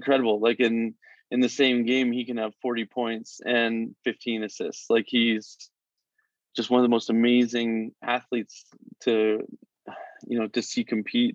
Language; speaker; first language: English; native; English